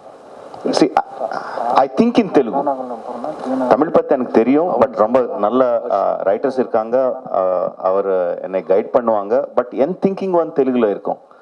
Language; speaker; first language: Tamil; non-native, local second language; Telugu